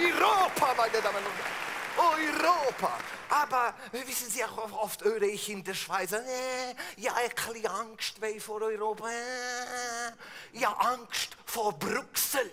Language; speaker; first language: German; non-native, fluent; Italian